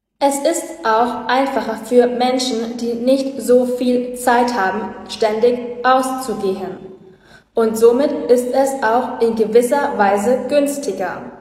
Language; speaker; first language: German; non-native, fluent; Vietnamese